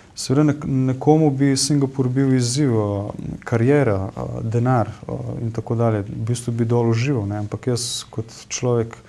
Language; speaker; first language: Slovenian; non-native, local second language; Bosnian